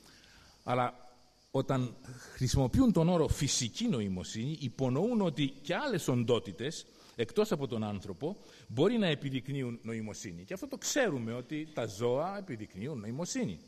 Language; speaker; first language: Greek; native; Greek